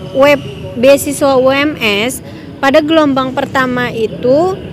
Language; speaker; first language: Indonesian; non-native, local second language; Banjar